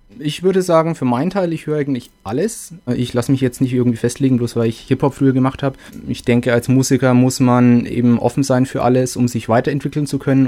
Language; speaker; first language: German; native; German